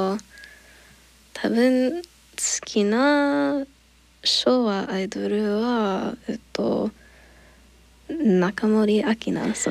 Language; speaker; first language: Japanese; non-native, learner; English